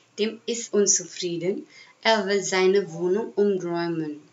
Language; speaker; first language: German; non-native, fluent; Hindi